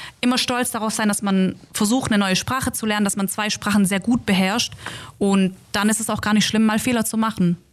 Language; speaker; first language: German; native; German